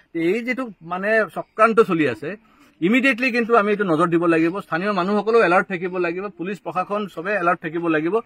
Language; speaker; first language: Assamese; native; Assamese